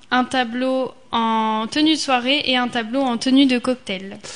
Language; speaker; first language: French; native; French